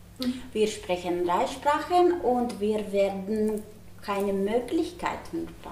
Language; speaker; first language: German; non-native, learner; Italian